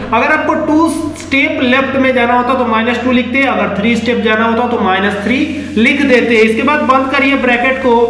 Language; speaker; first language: Hindi; native; Hindi